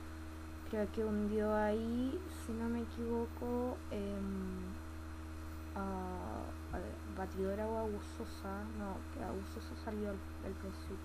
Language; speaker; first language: Spanish; native; Spanish